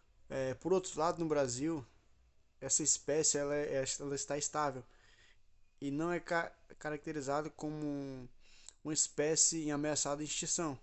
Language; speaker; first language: Portuguese; native; Portuguese